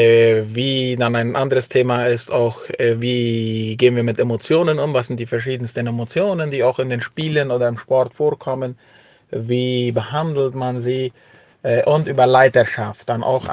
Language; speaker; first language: German; early bilingual, heritage; German